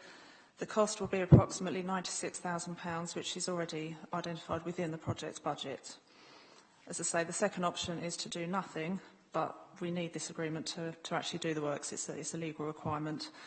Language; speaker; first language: English; native; English